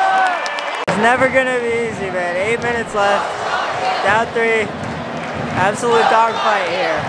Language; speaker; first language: English; native; English